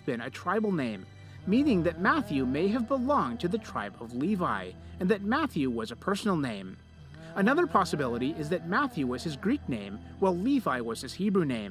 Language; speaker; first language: English; native; English